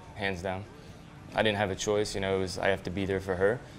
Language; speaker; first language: English; native; English